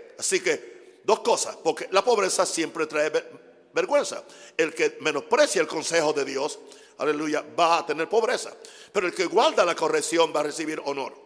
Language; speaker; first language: Spanish; non-native, fluent; English